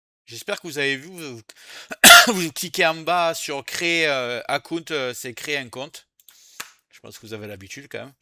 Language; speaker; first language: French; native; French